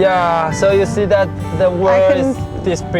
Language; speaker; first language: English; non-native, learner; Chinese